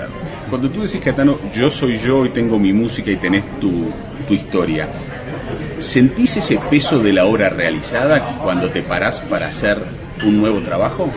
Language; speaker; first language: Spanish; native; Spanish